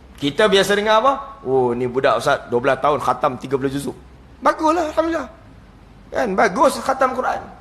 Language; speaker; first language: Malay; native; Malay